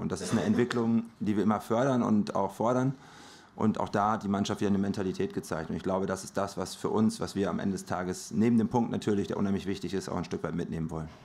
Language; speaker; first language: German; native; German